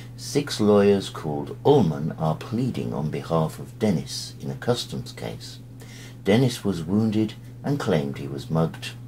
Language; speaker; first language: English; native; English